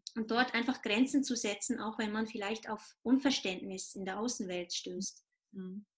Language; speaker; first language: German; native; German